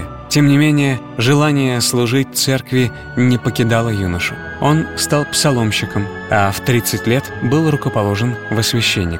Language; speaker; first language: Russian; native; Russian